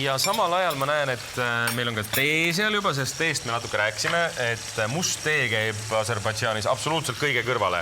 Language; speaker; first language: Estonian; native; Estonian